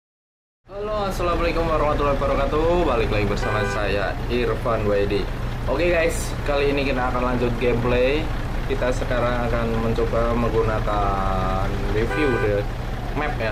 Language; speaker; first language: Indonesian; native; Indonesian